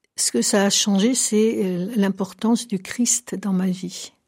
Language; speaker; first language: French; native; French